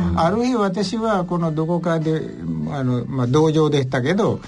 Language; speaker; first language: Japanese; non-native, fluent; Sinhala